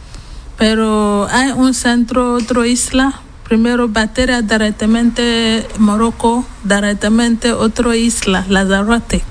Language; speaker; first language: Spanish; non-native, learner; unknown